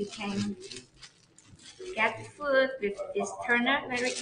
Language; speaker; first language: English; non-native, learner; Chinese